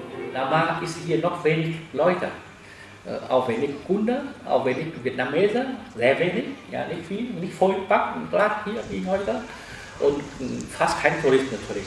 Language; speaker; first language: German; non-native, learner; Vietnamese